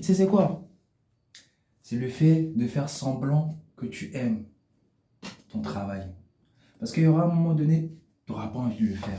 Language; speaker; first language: French; native; French